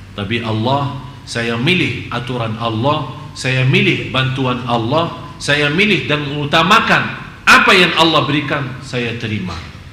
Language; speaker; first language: Indonesian; non-native, fluent; Arabic